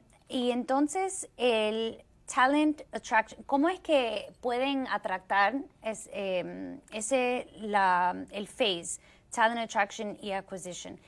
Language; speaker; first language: Spanish; early bilingual, heritage; Spanish